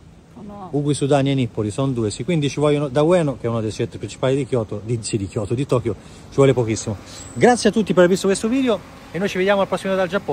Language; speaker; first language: Italian; native; Italian